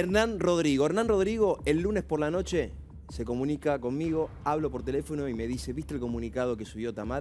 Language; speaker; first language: Spanish; native; Spanish